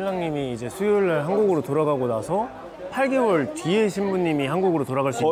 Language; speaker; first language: Korean; native; Korean